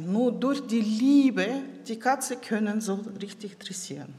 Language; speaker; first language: German; non-native, local second language; Russian